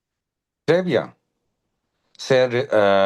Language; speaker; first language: French; non-native, learner; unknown